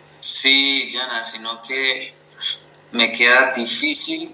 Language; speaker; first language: Spanish; native; Spanish